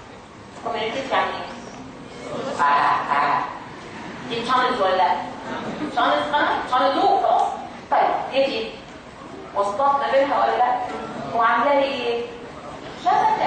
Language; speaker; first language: Arabic; native; Arabic